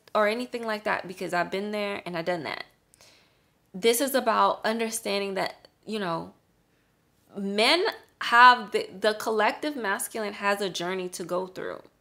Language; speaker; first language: English; native; English